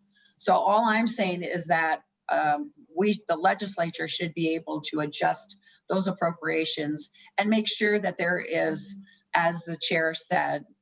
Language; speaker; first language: English; native; English